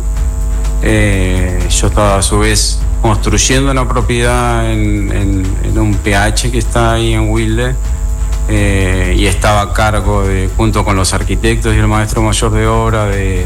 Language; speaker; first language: Spanish; native; Spanish